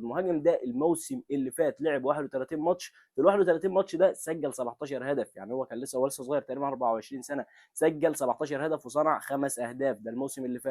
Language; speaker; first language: Arabic; native; Arabic